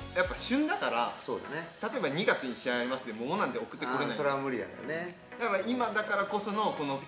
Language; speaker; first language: Japanese; native; Japanese